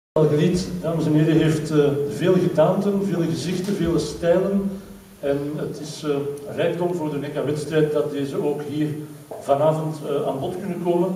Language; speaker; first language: Dutch; native; Dutch